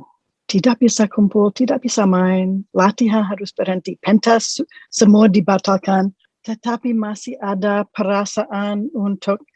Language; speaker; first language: Indonesian; non-native, fluent; English